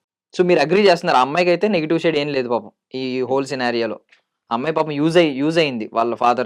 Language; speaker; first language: Telugu; native; Telugu